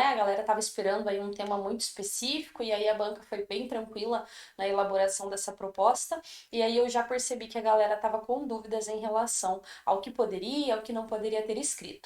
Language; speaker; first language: Portuguese; native; Portuguese